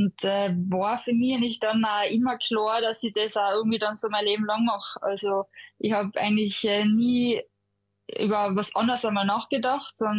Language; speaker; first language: German; native; German